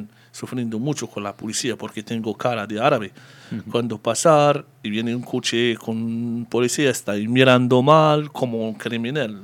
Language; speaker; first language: Spanish; non-native, learner; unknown